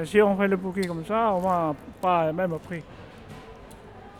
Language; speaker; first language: French; non-native, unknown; Hmong